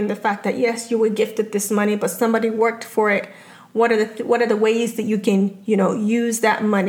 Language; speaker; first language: English; non-native, local second language; Yoruba